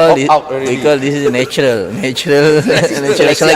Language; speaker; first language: English; non-native, learner; Indonesian